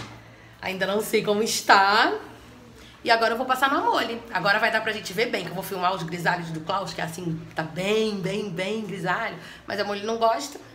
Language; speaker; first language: Portuguese; native; Portuguese